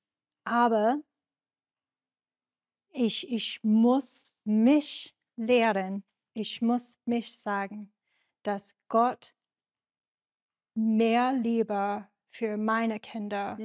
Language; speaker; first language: German; non-native, learner; English